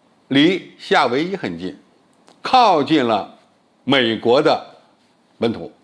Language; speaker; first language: Chinese; native; Chinese